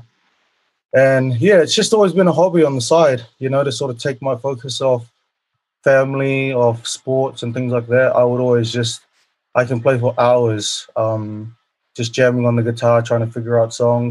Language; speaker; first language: English; native; English